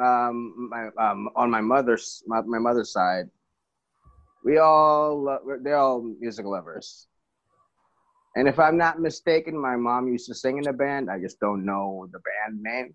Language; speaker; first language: English; non-native, local second language; Filipino